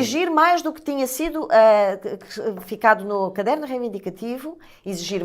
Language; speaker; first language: Portuguese; native; Portuguese